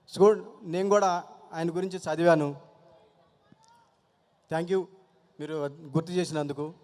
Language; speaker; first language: Telugu; native; Telugu